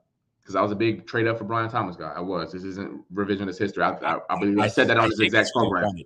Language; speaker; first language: English; native; English